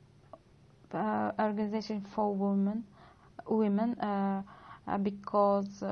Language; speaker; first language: English; non-native, learner; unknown